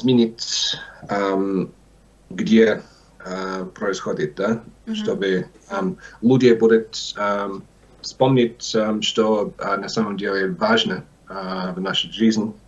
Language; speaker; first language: Russian; non-native, learner; English